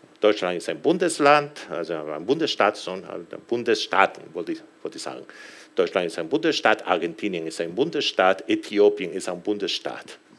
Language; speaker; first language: German; non-native, fluent; Spanish